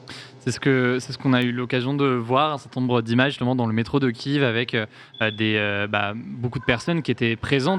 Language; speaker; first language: French; native; French